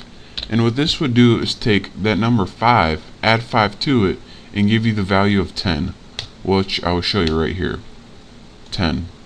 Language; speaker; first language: English; native; English